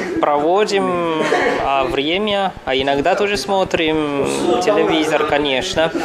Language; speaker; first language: Russian; non-native, learner; Chinese